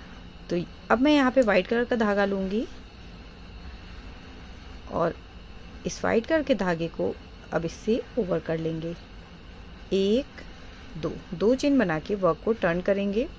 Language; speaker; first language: Hindi; native; Hindi